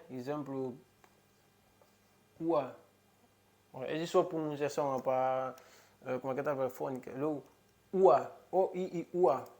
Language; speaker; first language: Portuguese; non-native, local second language; Upper Guinea Crioulo